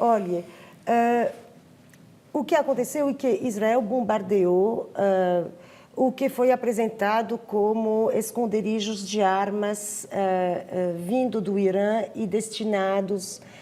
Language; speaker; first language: Portuguese; non-native, fluent; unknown